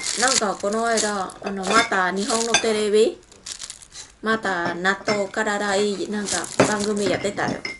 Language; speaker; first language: Japanese; non-native, learner; Vietnamese